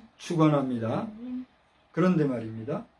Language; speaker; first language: Korean; native; Korean